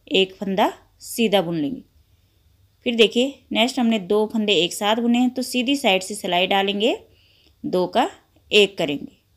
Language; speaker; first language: Hindi; native; Hindi